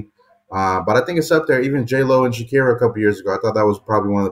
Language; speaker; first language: English; native; English